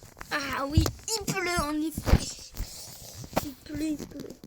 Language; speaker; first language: French; native; French